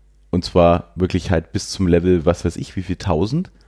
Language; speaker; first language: German; native; German